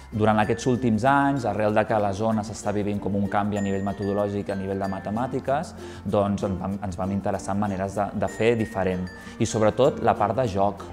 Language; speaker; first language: Catalan; native; Catalan